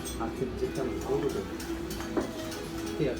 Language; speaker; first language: Japanese; native; Japanese